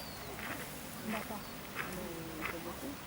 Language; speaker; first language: French; non-native, learner; Norwegian